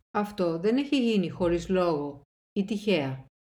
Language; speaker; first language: Greek; native; Greek